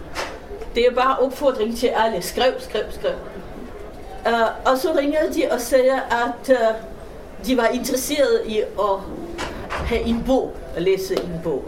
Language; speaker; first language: Danish; non-native, fluent; Russian